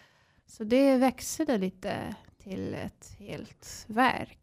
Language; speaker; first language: Swedish; non-native, fluent; English